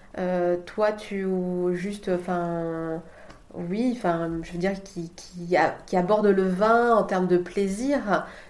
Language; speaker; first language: French; native; French